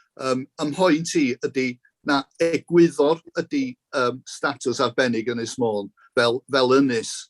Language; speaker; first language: Welsh; native; Welsh